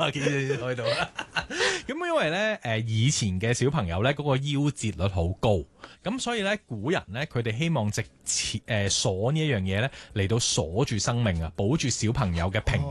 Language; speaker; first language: Cantonese; native; Cantonese